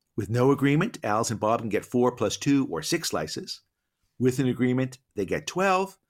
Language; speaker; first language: English; native; English